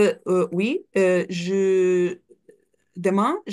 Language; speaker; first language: French; non-native, learner; Portuguese